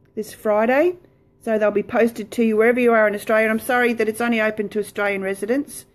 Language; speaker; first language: English; native; English